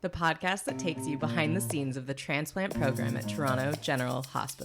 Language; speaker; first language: English; native; English